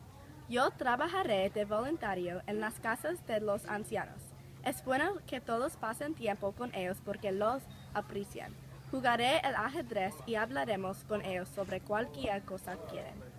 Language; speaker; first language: Spanish; non-native, learner; English